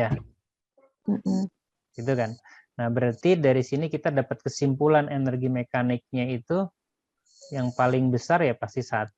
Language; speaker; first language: Indonesian; native; Indonesian